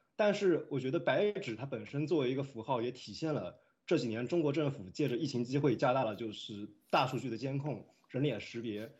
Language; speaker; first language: Chinese; native; Chinese